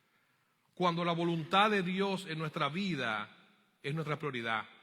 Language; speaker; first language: Spanish; native; Spanish